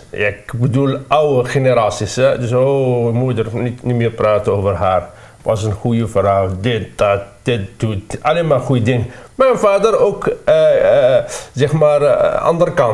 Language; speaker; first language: Dutch; non-native, learner; Arabic